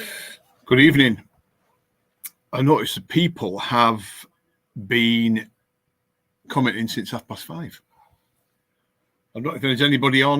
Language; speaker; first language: English; native; English